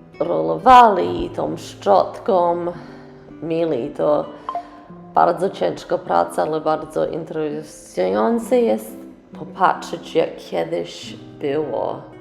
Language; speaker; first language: Polish; early bilingual, heritage; English